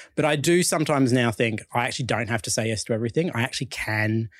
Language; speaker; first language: English; early bilingual, other home language; Chinese